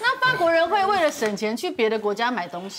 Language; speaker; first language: Chinese; native; Chinese